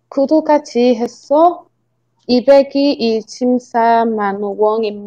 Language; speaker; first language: Korean; non-native, learner; Spanish